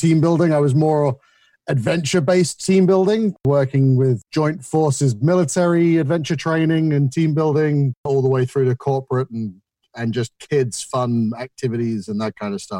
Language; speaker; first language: English; native; English